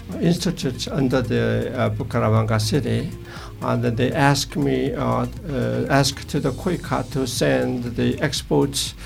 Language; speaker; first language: English; non-native, learner; Korean